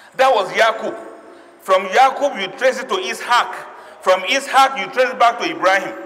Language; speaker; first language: English; non-native, local second language; Yoruba